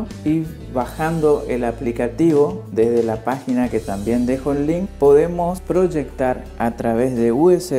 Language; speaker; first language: Spanish; native; Spanish